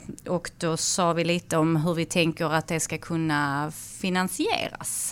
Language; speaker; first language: Swedish; native; Swedish